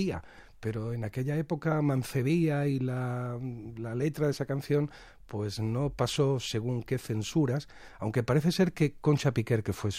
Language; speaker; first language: Spanish; native; Spanish